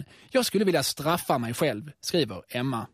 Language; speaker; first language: Swedish; native; Swedish